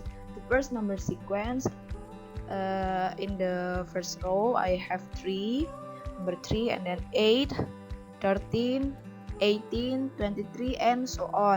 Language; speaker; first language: English; non-native, learner; Indonesian